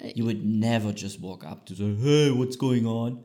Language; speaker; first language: English; non-native, fluent; German